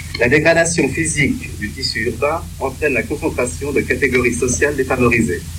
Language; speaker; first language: French; native; French